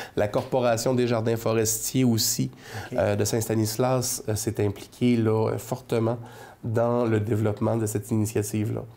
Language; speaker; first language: French; native; French